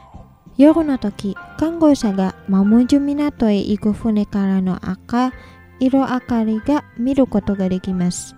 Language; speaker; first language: Japanese; non-native, fluent; Indonesian